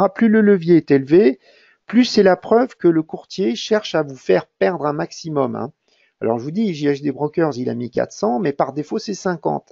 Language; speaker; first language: French; native; French